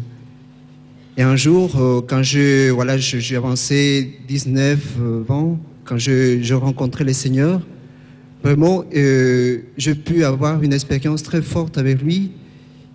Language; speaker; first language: French; non-native, fluent; Spanish